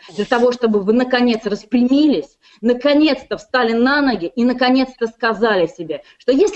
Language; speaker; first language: Russian; native; Russian